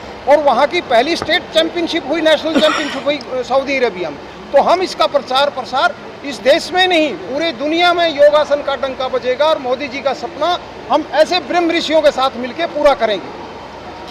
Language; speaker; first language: Hindi; native; Hindi